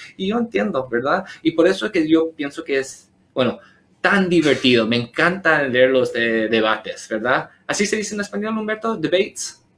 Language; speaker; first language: Spanish; early bilingual, heritage; Spanish